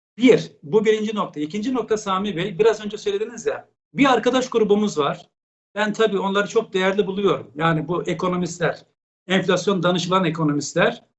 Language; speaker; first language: Turkish; native; Turkish